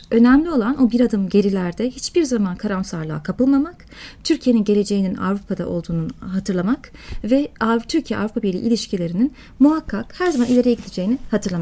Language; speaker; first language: Turkish; native; Turkish